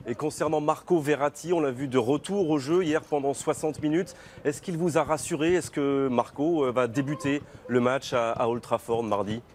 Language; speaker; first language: French; native; French